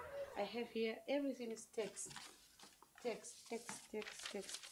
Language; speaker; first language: English; non-native, learner; Uzbek